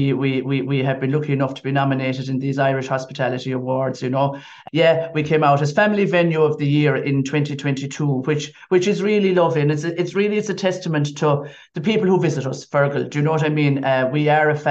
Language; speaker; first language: English; native; English